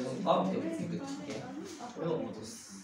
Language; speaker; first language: Japanese; native; Japanese